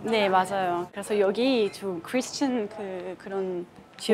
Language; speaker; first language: Korean; non-native, fluent; Hebrew